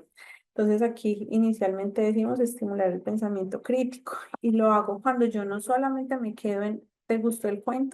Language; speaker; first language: Spanish; native; Spanish